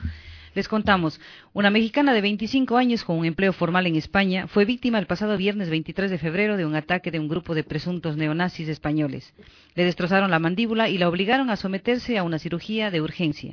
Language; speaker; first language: Spanish; native; Spanish